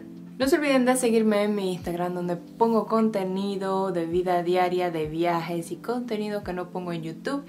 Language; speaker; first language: Spanish; non-native, fluent; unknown